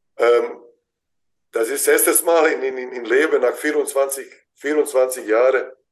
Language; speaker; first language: German; non-native, fluent; Bosnian